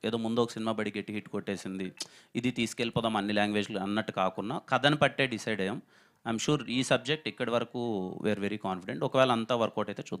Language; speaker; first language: Telugu; native; Telugu